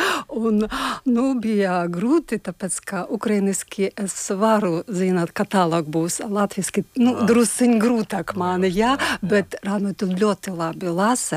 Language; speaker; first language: Latvian; non-native, learner; Ukrainian